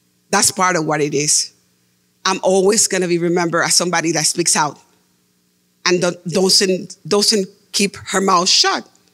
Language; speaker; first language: English; non-native, fluent; Spanish